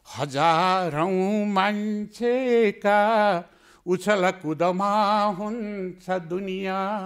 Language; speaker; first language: Nepali; native; Nepali